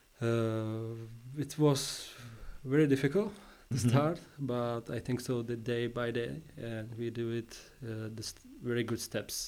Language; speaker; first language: English; non-native, learner; Czech